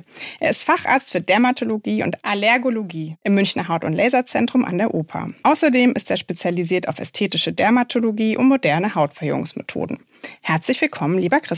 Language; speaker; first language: German; native; German